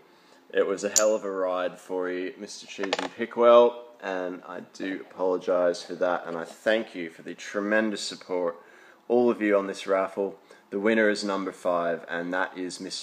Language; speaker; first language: English; native; English